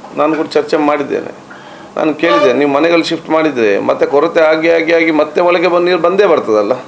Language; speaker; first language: Kannada; non-native, local second language; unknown